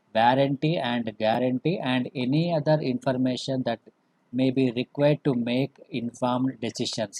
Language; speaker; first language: English; non-native, local second language; Telugu